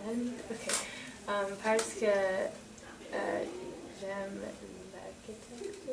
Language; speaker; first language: French; non-native, learner; English